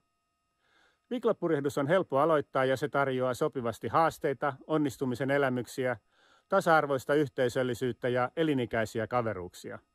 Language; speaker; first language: Finnish; native; Finnish